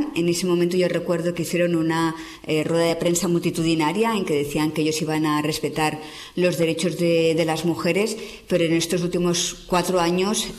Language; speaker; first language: Spanish; native; Spanish